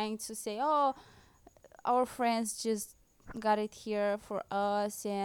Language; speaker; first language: English; non-native, fluent; Romanian